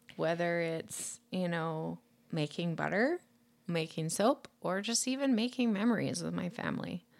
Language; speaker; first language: English; native; English